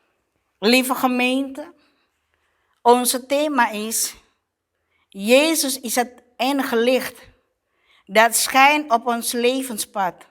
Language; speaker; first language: Dutch; non-native, fluent; Indonesian